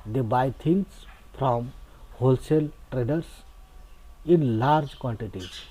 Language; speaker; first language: English; non-native, local second language; Marathi